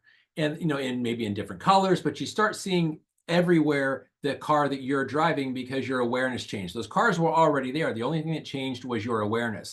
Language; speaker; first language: English; native; English